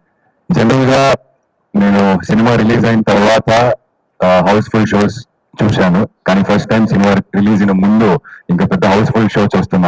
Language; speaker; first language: Telugu; non-native, fluent; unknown